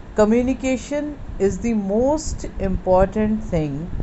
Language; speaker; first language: English; non-native, local second language; Punjabi